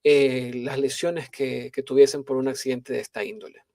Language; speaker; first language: Spanish; native; Spanish